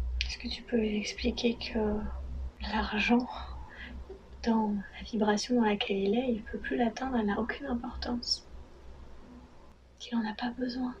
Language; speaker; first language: French; native; French